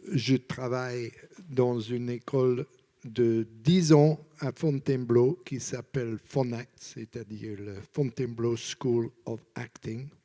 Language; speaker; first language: French; non-native, learner; English